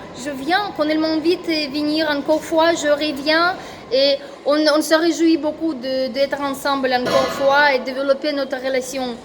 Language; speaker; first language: French; non-native, fluent; Russian